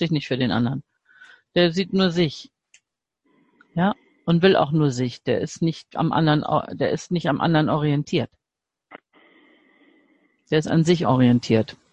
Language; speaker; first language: German; native; German